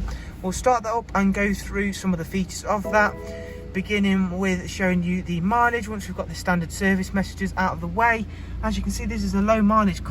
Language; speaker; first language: English; native; English